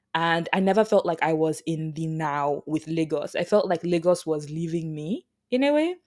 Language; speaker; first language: English; non-native, local second language; Yoruba